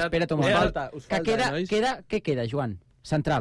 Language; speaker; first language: Catalan; native; Catalan